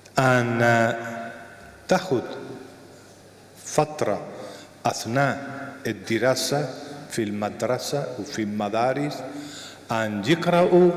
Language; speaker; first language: Arabic; non-native, fluent; Spanish